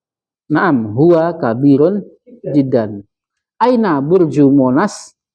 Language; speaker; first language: Arabic; non-native, fluent; Indonesian